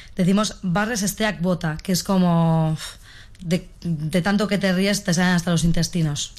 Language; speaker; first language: Spanish; native; Spanish